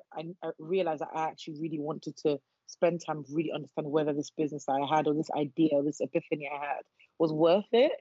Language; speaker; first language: English; non-native, local second language; Yoruba